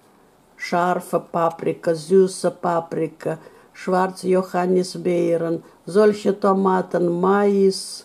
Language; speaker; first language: German; non-native, learner; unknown